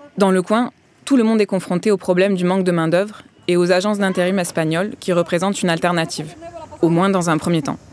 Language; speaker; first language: French; native; French